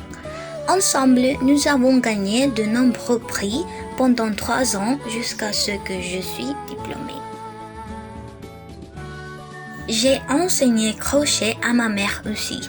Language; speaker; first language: French; non-native, learner; Spanish